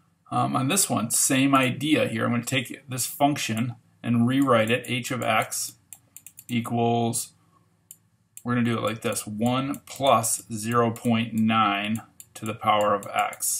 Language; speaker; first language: English; native; English